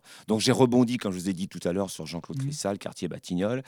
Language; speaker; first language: French; native; French